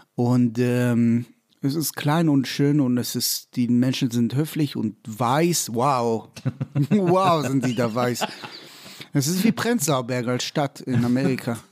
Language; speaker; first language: German; non-native, fluent; Hebrew